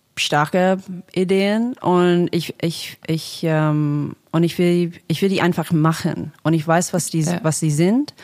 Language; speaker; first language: German; non-native, fluent; English